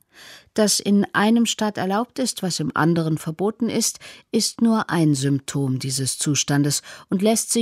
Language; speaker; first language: German; native; German